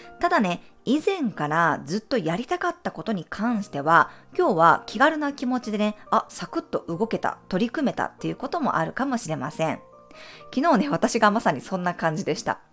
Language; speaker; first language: Japanese; native; Japanese